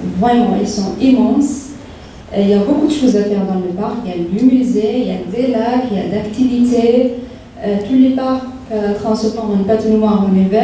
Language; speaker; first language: French; non-native, learner; Arabic